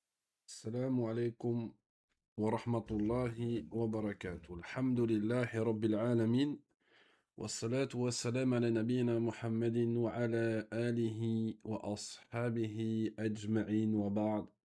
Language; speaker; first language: Arabic; non-native, fluent; French